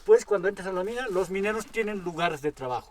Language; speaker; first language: Spanish; native; Spanish